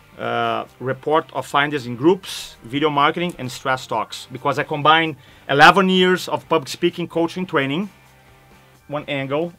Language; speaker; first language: English; non-native, fluent; Portuguese